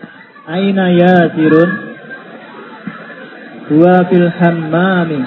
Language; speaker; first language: Arabic; non-native, learner; Indonesian